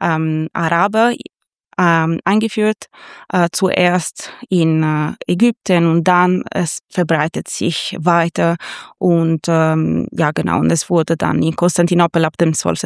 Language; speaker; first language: German; non-native, fluent; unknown